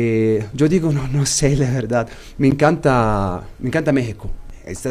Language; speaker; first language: Spanish; non-native, learner; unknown